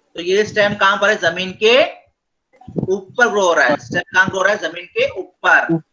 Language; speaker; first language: Hindi; non-native, local second language; Marathi